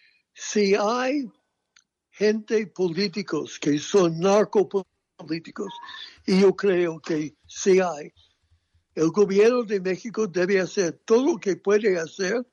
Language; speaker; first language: Spanish; non-native, fluent; English